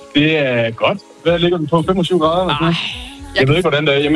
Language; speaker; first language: Danish; native; Danish